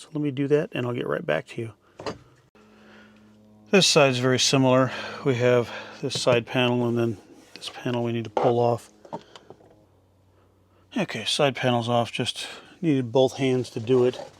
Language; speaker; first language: English; native; English